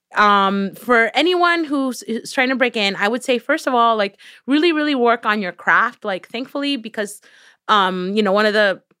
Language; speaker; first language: English; early bilingual, other home language; Spanish